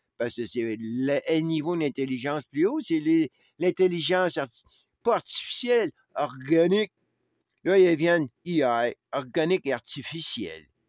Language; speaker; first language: French; native; French